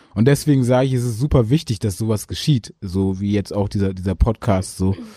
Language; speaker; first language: German; early bilingual, other home language; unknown